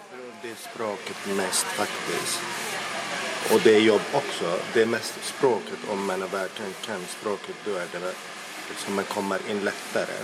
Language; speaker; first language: Swedish; non-native, local second language; Arabic